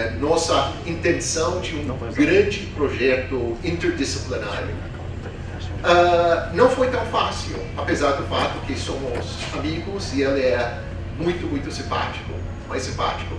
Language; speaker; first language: Portuguese; non-native, fluent; English